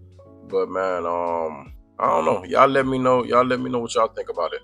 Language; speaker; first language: English; native; English